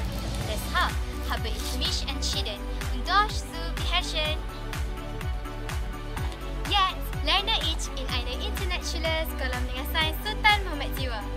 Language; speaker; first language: German; non-native, learner; Malay